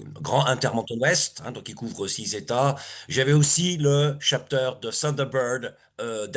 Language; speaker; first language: French; native; French